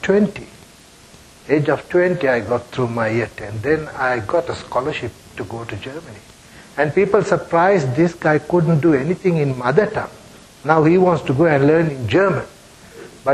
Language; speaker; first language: English; non-native, local second language; Sinhala